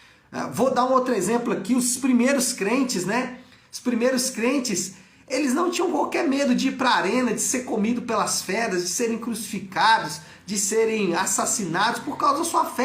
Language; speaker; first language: Portuguese; native; Portuguese